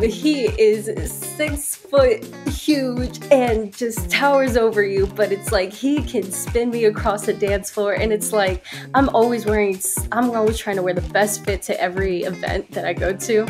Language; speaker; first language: English; early bilingual, other home language; Spanish